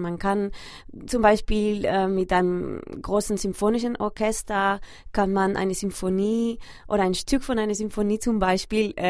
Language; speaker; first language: German; non-native, fluent; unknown